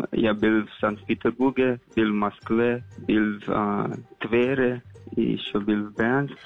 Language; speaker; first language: Russian; non-native, fluent; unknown